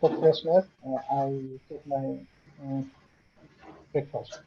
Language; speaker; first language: English; non-native, learner; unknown